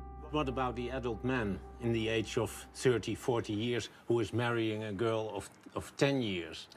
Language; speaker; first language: English; non-native, fluent; Dutch